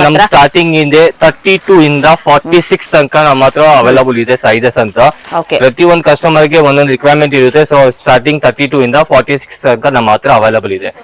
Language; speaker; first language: Kannada; non-native, local second language; Telugu